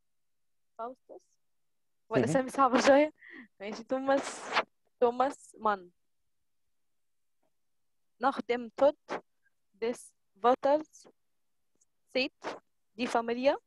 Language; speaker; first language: German; non-native, learner; Arabic